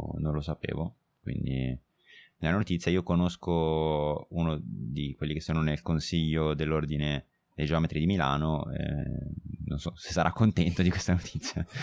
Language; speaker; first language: Italian; native; Italian